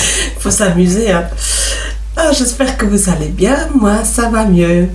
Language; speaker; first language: French; native; French